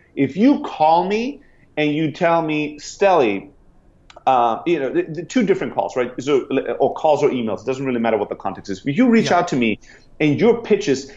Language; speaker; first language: English; non-native, fluent; German